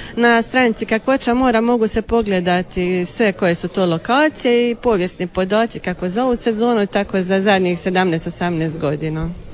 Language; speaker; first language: Croatian; native; Croatian